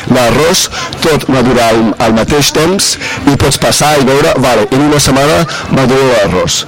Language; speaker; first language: Catalan; non-native, fluent; English